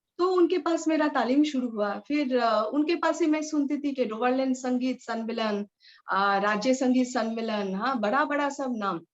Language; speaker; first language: Hindi; non-native, local second language; Bangla